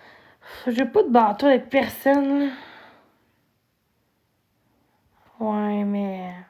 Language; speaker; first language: French; native; French